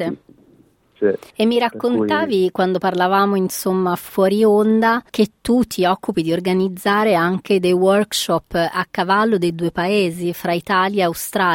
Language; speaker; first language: Italian; native; Italian